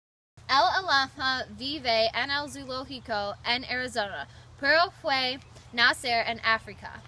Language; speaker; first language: Spanish; non-native, learner; English